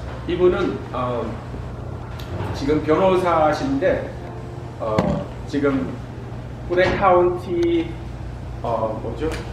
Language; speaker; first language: Korean; native; Korean